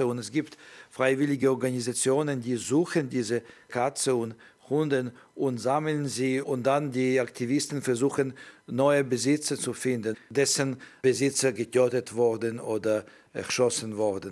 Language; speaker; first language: German; non-native, learner; Ukrainian